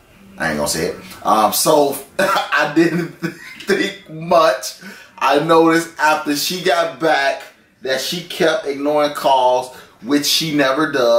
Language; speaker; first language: English; native; English